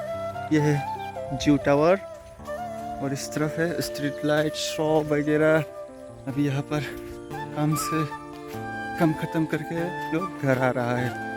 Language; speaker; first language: Hindi; non-native, local second language; Kok Borok